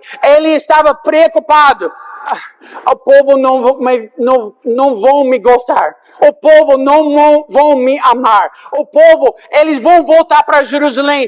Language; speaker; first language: Portuguese; non-native, fluent; English